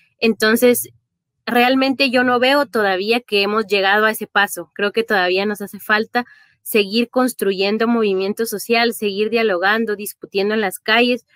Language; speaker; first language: Spanish; native; Spanish